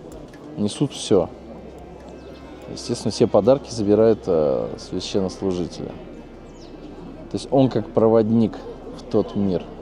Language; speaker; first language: Russian; native; Russian